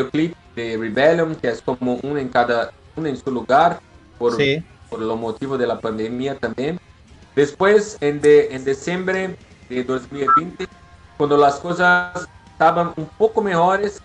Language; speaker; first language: Spanish; non-native, learner; Portuguese